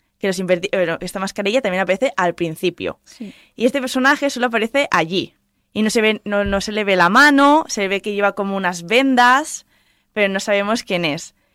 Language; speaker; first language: Spanish; non-native, local second language; Catalan